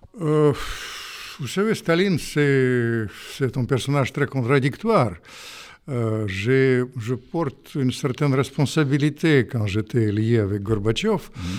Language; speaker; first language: French; non-native, fluent; Russian